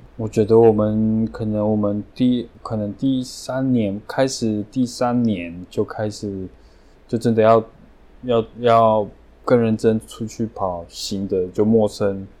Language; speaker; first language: Chinese; early bilingual, heritage; Chinese